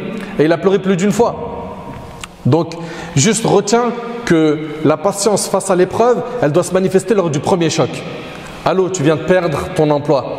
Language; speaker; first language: French; native; French